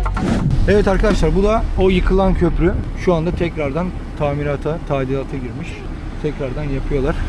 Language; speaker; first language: Turkish; native; Turkish